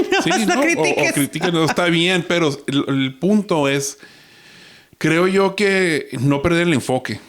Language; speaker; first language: Spanish; native; Spanish